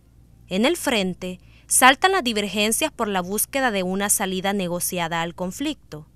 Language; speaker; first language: Spanish; native; Spanish